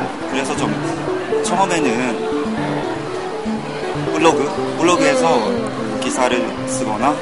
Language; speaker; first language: Korean; non-native, fluent; Japanese